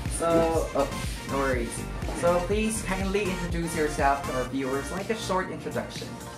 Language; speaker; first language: English; non-native, local second language; Filipino